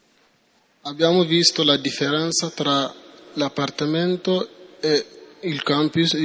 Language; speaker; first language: Italian; non-native, learner; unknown